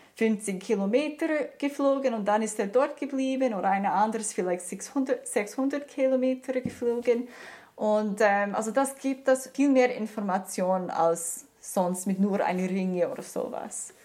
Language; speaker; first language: German; non-native, fluent; English